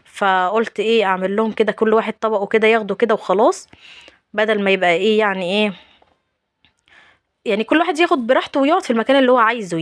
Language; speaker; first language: Arabic; native; Arabic